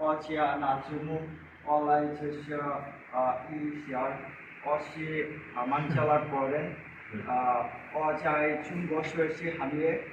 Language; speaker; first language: Chinese; non-native, learner; Bangla